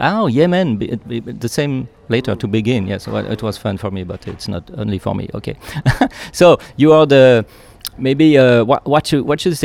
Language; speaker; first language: English; non-native, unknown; French